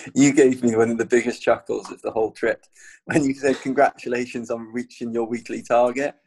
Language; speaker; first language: English; native; English